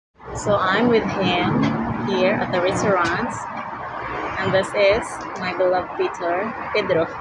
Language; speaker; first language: English; non-native, learner; Filipino